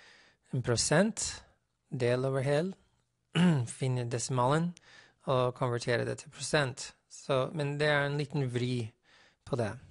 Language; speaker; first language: Norwegian; non-native, fluent; English